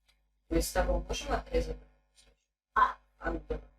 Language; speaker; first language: Russian; native; Russian